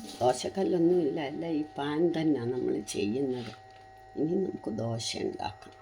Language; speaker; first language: Malayalam; native; Malayalam